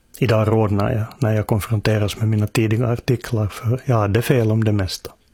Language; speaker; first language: Swedish; native; Swedish